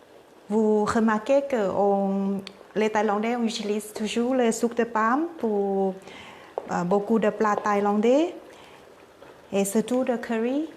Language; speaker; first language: French; non-native, learner; Thai